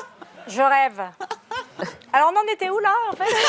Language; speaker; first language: French; native; French